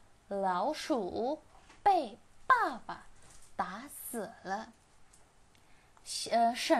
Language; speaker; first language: Chinese; non-native, fluent; Indonesian